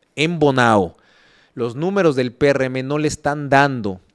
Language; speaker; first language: Spanish; native; Spanish